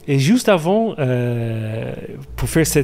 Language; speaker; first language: French; non-native, fluent; English